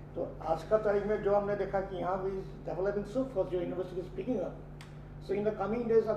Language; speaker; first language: Hindi; non-native, local second language; Assamese